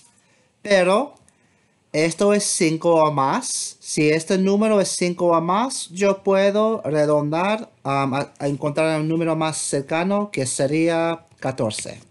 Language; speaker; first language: Spanish; non-native, fluent; English